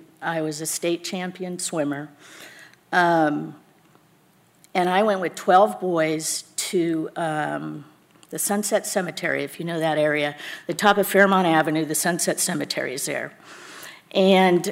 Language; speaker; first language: English; native; English